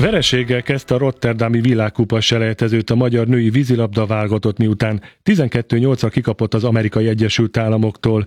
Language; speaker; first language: Hungarian; native; Hungarian